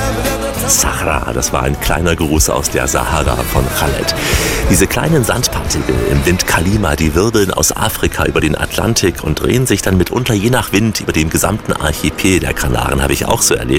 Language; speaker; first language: German; native; German